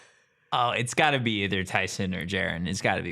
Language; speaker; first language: English; native; English